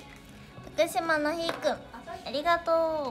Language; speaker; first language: Japanese; native; Japanese